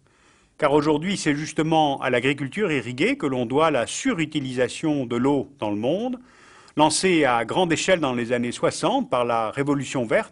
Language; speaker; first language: French; native; French